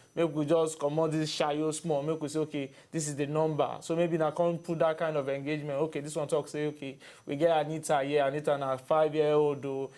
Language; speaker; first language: Nigerian Pidgin; non-native, local second language; Bini